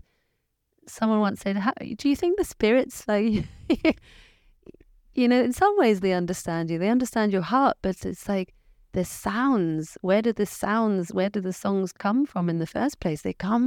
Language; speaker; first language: English; native; English